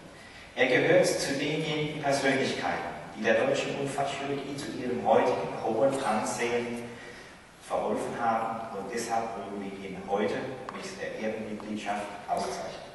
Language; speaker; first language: German; native; German